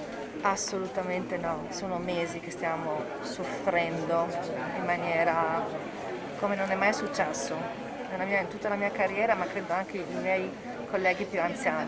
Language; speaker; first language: Italian; native; Italian